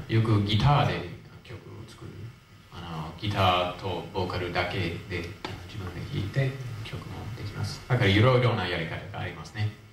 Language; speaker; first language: Japanese; non-native, fluent; English